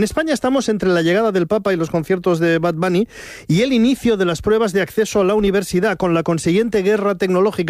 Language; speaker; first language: Spanish; native; Spanish